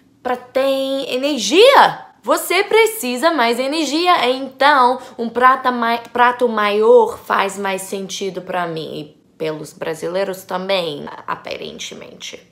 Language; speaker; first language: Portuguese; non-native, learner; English